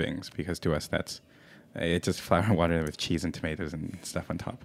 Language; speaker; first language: English; non-native, local second language; Cantonese